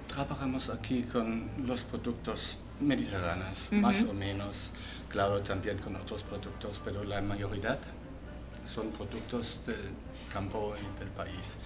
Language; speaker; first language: Spanish; non-native, fluent; German